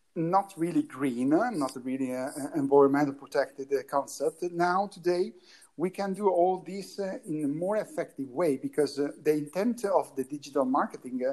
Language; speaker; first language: English; non-native, learner; Italian